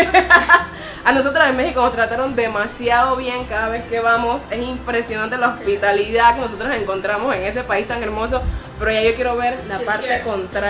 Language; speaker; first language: Spanish; native; Spanish